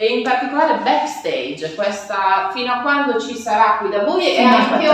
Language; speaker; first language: Italian; native; Italian